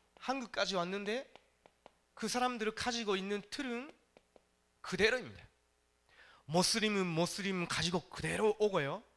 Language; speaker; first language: Korean; non-native, fluent; Japanese